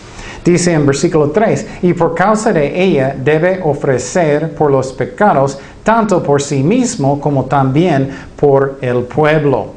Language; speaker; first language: Spanish; non-native, fluent; English